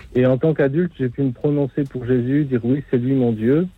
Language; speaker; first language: French; native; French